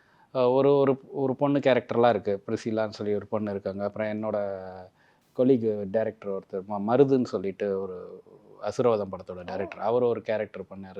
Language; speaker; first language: Tamil; native; Tamil